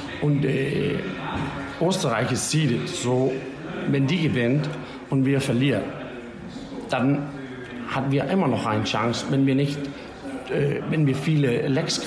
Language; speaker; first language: German; non-native, learner; Danish